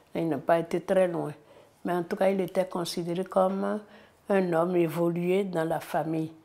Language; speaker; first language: French; non-native, local second language; Fon